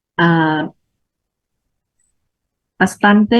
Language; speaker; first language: Spanish; non-native, learner; Vietnamese